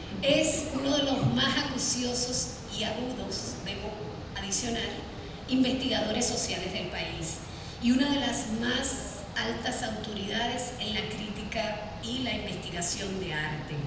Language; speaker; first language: Spanish; native; Spanish